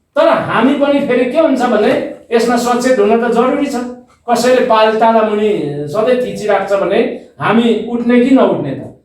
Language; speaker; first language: Nepali; non-native, local second language; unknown